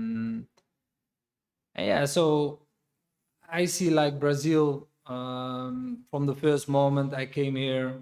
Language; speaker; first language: English; non-native, fluent; Dutch